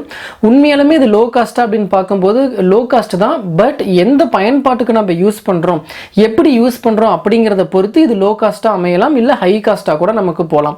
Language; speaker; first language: Tamil; native; Tamil